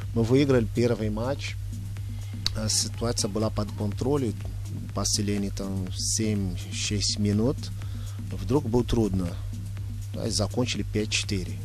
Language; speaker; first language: Russian; non-native, fluent; Portuguese